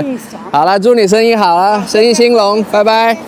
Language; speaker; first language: Chinese; early bilingual, heritage; Chinese